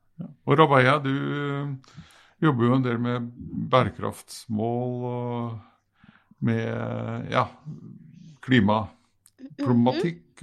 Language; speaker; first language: Norwegian; native; Norwegian